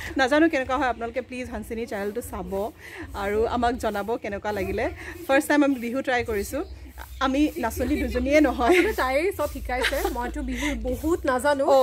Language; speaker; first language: Assamese; native; Assamese